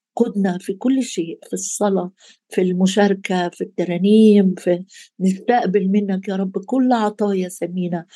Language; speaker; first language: Arabic; native; Arabic